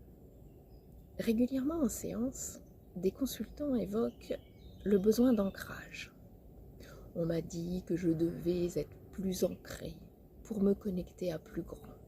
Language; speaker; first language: French; native; French